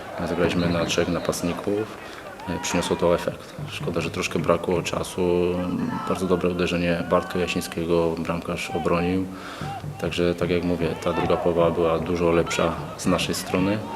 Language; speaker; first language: Polish; native; Polish